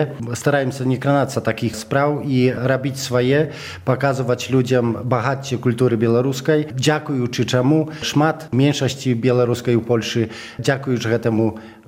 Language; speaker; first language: Polish; non-native, local second language; Belarusian